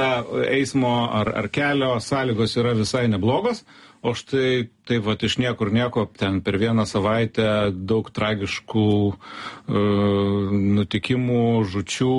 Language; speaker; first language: Lithuanian; native; Lithuanian